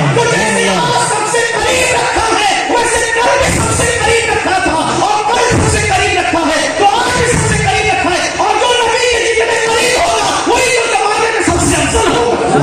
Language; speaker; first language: Urdu; native; Urdu